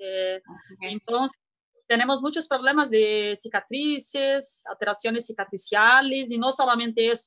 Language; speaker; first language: Spanish; non-native, learner; Portuguese